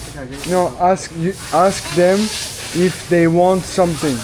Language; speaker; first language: English; non-native, learner; French